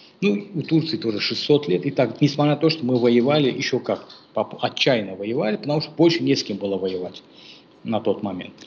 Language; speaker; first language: Russian; non-native, local second language; Azerbaijani